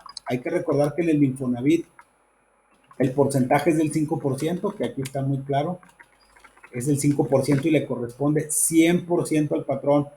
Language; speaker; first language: Spanish; native; Spanish